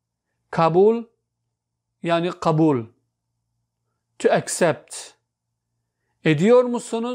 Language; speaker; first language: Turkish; non-native, fluent; Urdu